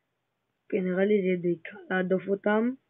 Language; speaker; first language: Hebrew; native; Hebrew